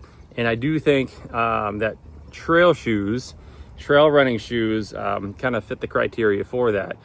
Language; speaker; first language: English; native; English